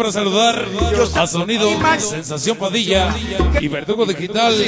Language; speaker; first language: Spanish; native; Spanish